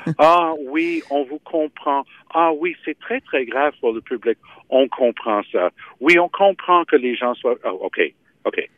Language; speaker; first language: French; native; French